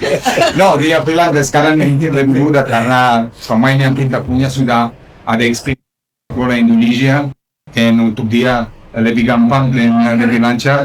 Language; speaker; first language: Indonesian; non-native, fluent; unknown